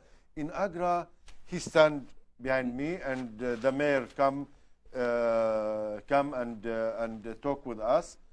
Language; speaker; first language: English; non-native, learner; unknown